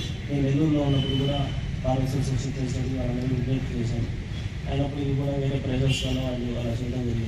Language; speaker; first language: Telugu; native; Telugu